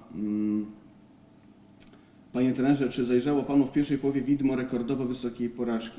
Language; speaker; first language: Polish; native; Polish